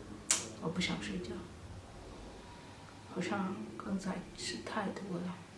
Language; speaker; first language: Chinese; non-native, fluent; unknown